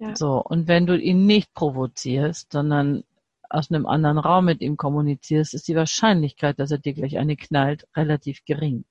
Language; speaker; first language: German; native; German